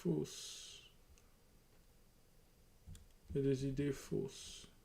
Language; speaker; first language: French; non-native, learner; English